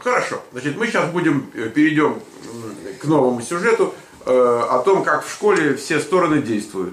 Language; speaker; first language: Russian; native; Russian